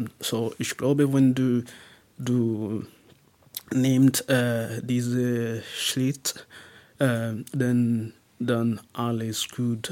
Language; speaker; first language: German; non-native, learner; English